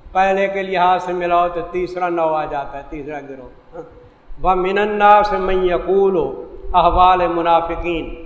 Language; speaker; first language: Urdu; non-native, local second language; Saraiki